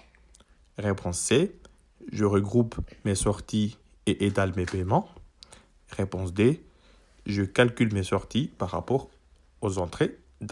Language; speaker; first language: French; native; French